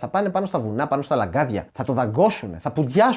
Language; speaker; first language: Greek; native; Greek